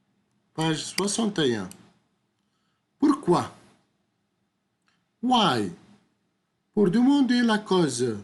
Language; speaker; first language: French; non-native, fluent; Arabic